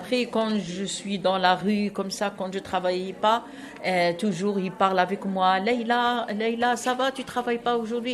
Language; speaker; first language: French; non-native, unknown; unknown